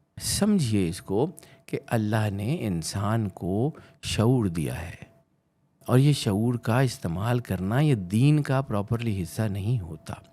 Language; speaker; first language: Urdu; non-native, local second language; Punjabi